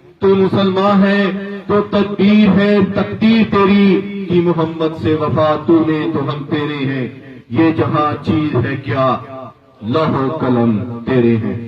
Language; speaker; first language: Urdu; non-native, local second language; Punjabi